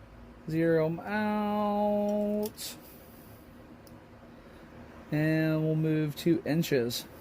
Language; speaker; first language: English; native; English